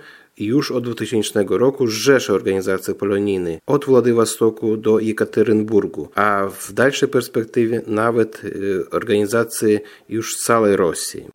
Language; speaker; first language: Polish; non-native, fluent; Russian